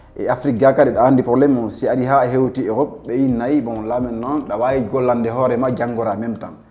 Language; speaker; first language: French; non-native, local second language; Fula